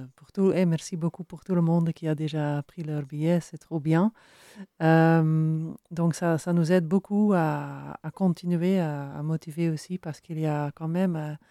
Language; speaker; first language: French; non-native, fluent; Dutch